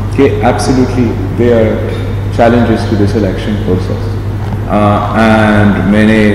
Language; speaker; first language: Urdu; non-native, local second language; English